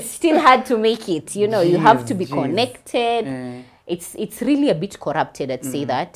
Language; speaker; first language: English; non-native, local second language; Swahili